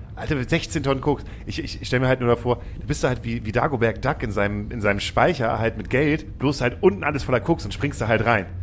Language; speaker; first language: German; native; German